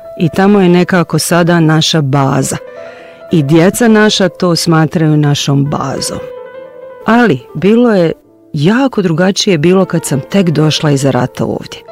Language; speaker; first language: Bosnian; early bilingual, heritage; Bosnian